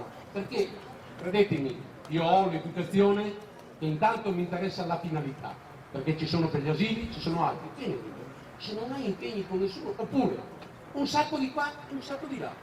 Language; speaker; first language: Italian; native; Italian